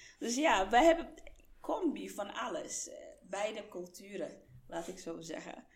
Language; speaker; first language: Dutch; non-native, fluent; Somali